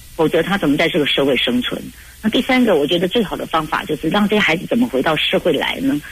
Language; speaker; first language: Chinese; native; Chinese